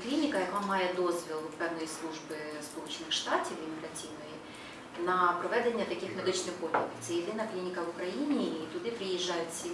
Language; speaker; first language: Ukrainian; native; Ukrainian